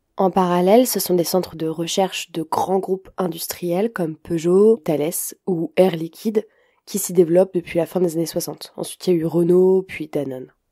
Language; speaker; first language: French; native; French